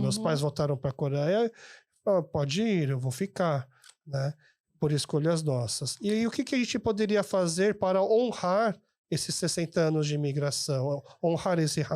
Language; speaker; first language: Portuguese; early bilingual, other home language; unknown